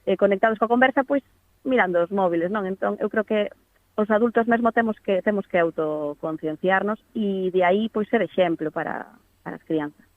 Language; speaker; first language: Galician; native; Galician